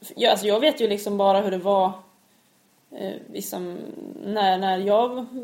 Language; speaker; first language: Swedish; native; Swedish